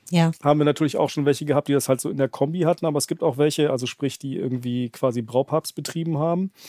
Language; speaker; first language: German; native; German